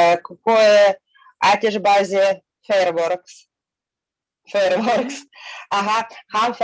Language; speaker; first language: Hindi; non-native, learner; Russian